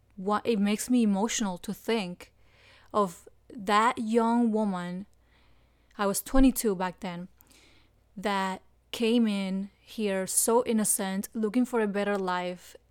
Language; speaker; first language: English; non-native, fluent; Spanish